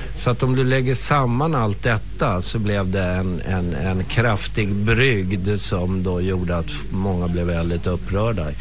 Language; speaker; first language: Swedish; native; Swedish